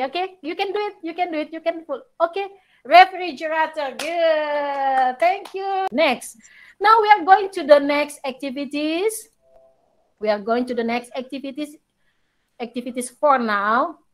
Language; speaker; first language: English; non-native, learner; Indonesian